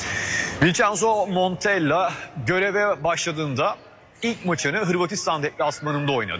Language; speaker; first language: Turkish; native; Turkish